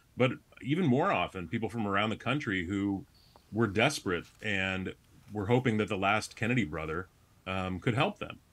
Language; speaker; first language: English; native; English